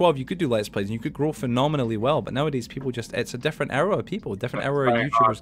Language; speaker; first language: English; native; English